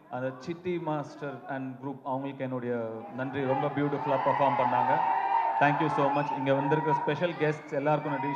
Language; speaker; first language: Tamil; native; Tamil